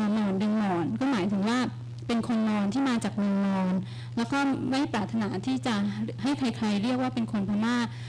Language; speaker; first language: Thai; native; Thai